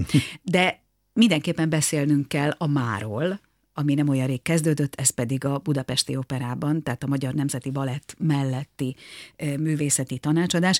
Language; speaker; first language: Hungarian; native; Hungarian